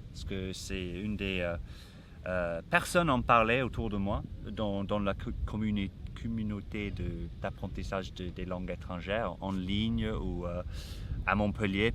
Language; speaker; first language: French; non-native, fluent; English